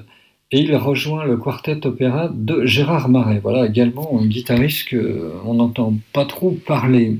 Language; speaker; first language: French; native; French